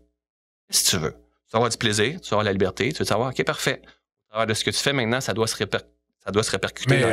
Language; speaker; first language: French; native; French